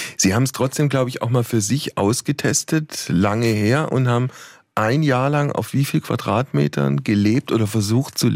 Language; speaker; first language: German; native; German